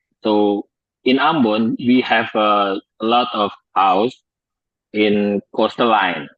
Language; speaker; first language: English; non-native, learner; Indonesian